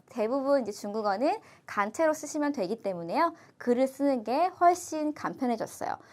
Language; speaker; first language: Korean; native; Korean